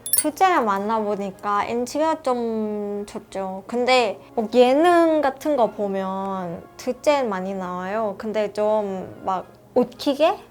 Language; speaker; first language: Korean; non-native, fluent; Thai